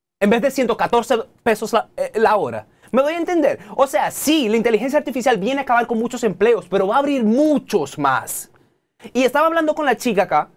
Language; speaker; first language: Spanish; native; Spanish